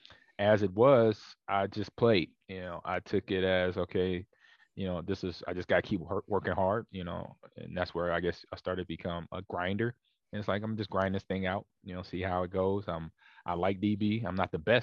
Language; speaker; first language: English; native; English